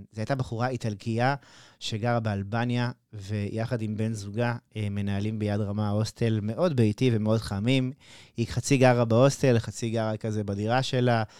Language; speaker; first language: Hebrew; native; Hebrew